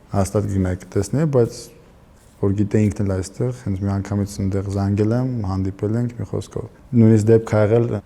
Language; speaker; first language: Armenian; native; Armenian